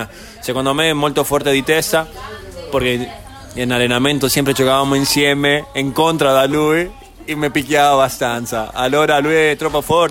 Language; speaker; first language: Italian; non-native, fluent; Spanish